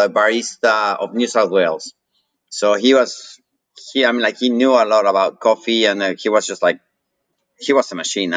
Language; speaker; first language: English; non-native, fluent; Spanish